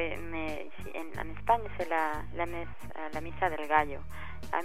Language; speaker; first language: French; non-native, learner; Spanish